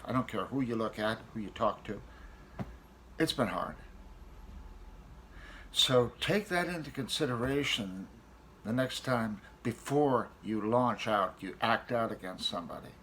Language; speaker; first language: English; native; English